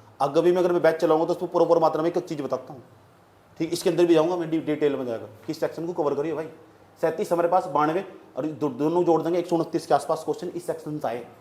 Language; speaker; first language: Hindi; native; Hindi